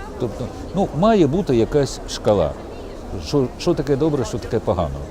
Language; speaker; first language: Ukrainian; non-native, local second language; Russian